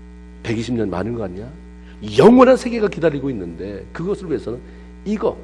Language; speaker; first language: Korean; native; Korean